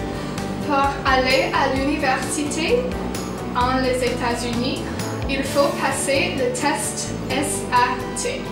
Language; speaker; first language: French; non-native, learner; English